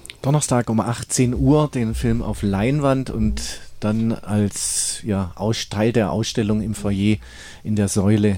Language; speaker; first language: German; native; German